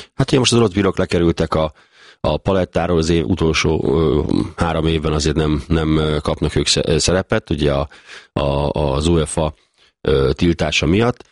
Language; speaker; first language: Hungarian; native; Hungarian